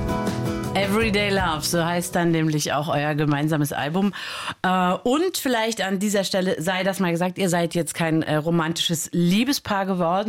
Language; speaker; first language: German; native; German